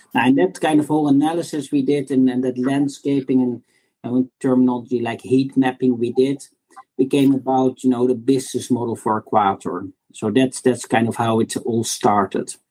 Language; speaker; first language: English; non-native, fluent; Dutch